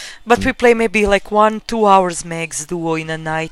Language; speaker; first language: English; non-native, fluent; Croatian